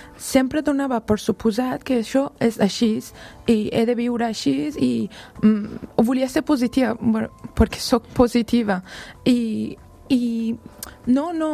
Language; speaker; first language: Catalan; non-native, fluent; Persian